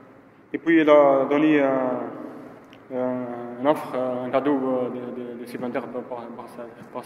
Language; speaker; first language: French; non-native, learner; Arabic